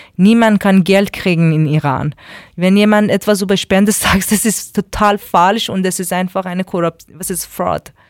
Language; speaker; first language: German; non-native, learner; Persian